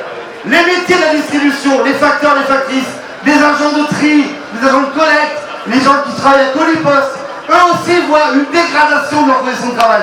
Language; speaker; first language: French; native; French